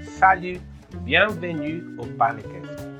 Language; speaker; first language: French; non-native, fluent; Portuguese